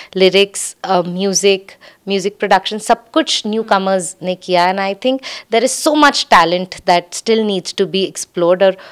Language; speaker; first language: Hindi; native; Hindi